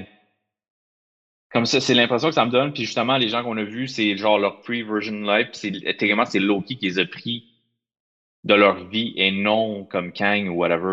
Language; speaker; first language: French; native; French